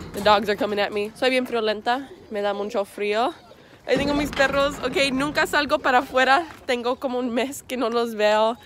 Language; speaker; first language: Spanish; early bilingual, heritage; Spanish